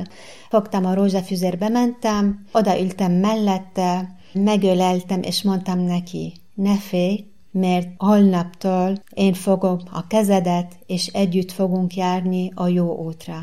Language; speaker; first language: Hungarian; non-native, learner; Arabic